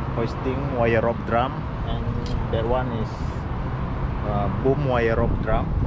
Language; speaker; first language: English; non-native, local second language; Malay